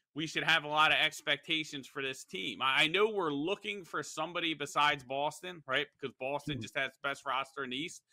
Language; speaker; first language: English; native; English